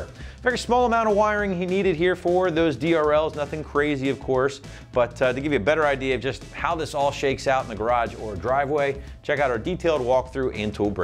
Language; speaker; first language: English; native; English